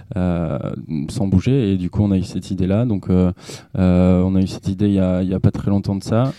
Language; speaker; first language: French; native; French